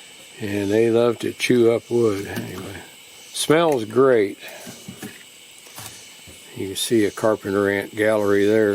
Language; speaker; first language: English; native; English